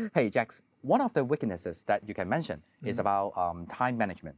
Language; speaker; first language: English; non-native, local second language; Cantonese